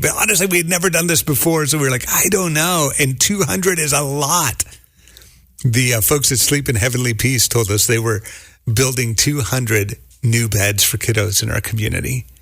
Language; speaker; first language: English; native; English